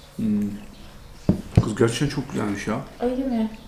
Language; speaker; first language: Turkish; native; Turkish